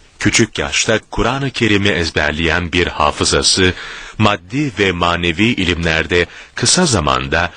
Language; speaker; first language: Turkish; native; Turkish